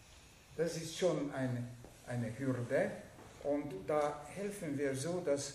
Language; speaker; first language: German; non-native, fluent; Hungarian